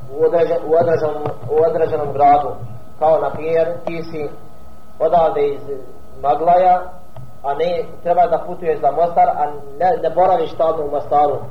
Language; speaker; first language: Bosnian; non-native, fluent; Arabic